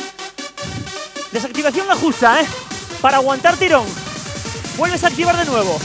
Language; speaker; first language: Spanish; native; Spanish